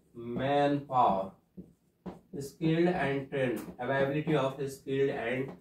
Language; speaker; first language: English; non-native, local second language; Nepali